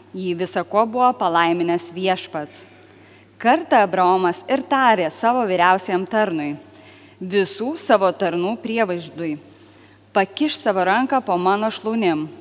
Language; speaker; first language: Lithuanian; native; Lithuanian